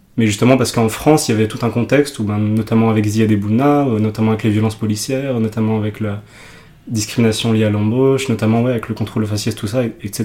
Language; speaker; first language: French; early bilingual, other home language; Urdu